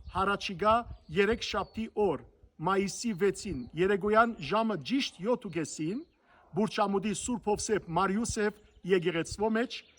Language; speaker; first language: Armenian; early bilingual, heritage; Armenian